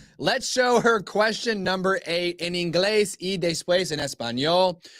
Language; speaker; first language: Spanish; non-native, learner; English